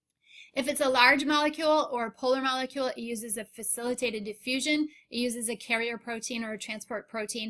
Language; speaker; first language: English; native; English